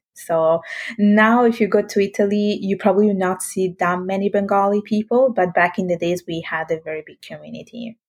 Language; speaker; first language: English; non-native, fluent; Italian